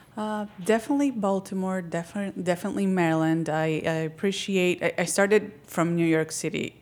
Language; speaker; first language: English; non-native, fluent; Greek